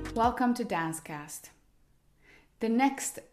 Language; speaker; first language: English; non-native, fluent; Finnish